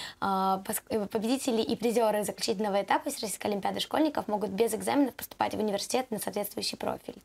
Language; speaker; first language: Russian; native; Russian